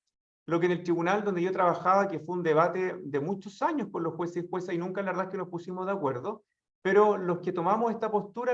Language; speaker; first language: Spanish; native; Spanish